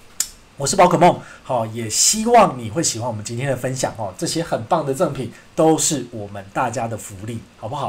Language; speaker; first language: Chinese; native; Chinese